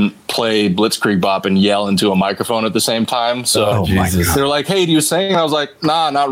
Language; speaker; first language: English; native; English